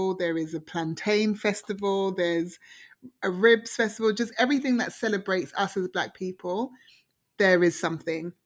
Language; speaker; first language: English; native; English